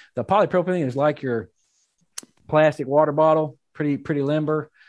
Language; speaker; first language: English; native; English